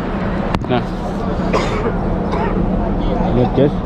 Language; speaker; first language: Indonesian; non-native, local second language; Javanese